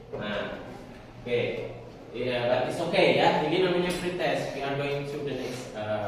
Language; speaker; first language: English; non-native, learner; Indonesian